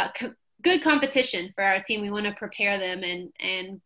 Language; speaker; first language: English; native; English